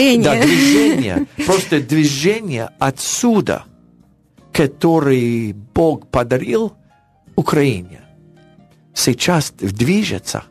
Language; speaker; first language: Russian; non-native, learner; English